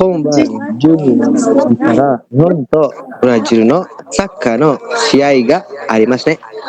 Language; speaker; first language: Japanese; non-native, learner; Indonesian